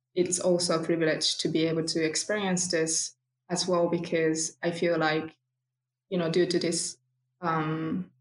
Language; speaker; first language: English; non-native, fluent; Japanese